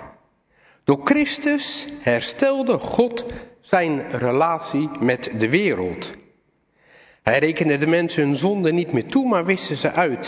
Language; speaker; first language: Dutch; native; Dutch